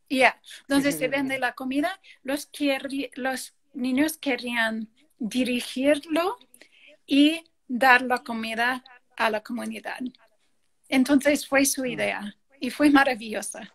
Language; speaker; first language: Spanish; non-native, fluent; English